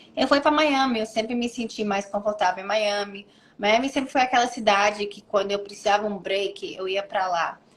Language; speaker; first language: Portuguese; early bilingual, heritage; English